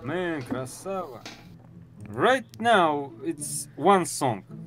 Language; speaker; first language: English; non-native, learner; Russian